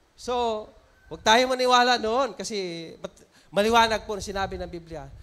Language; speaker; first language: Filipino; non-native, local second language; Cebuano